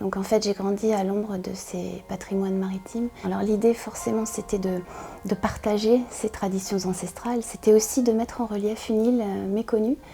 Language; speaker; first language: French; native; French